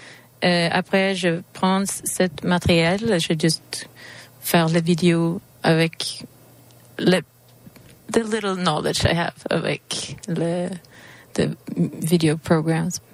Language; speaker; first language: French; non-native, learner; Swedish